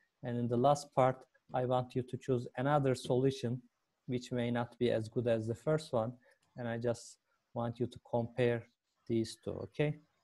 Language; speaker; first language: English; non-native, fluent; Turkish